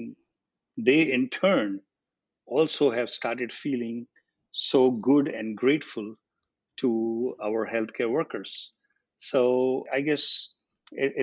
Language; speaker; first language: English; non-native, local second language; Gujarati